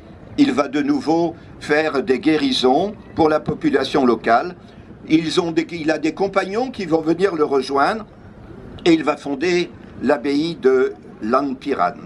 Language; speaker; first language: French; native; French